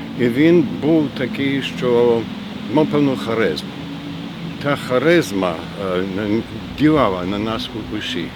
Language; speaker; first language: Ukrainian; early bilingual, heritage; Ukrainian